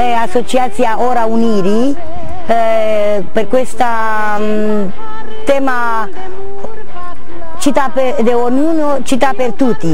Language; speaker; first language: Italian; non-native, learner; Romanian